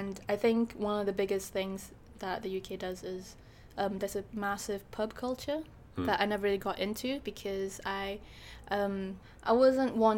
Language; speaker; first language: English; non-native, local second language; Malay